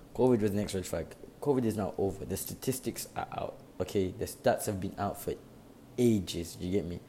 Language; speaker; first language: English; native; English